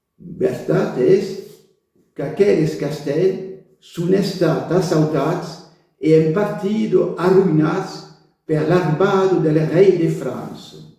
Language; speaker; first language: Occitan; non-native, local second language; French